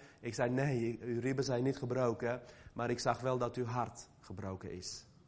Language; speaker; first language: Dutch; early bilingual, other home language; Armenian